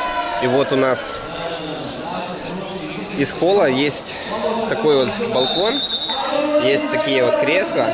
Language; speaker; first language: Russian; native; Russian